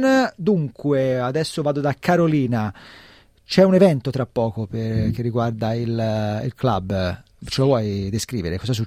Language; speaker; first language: Italian; native; Italian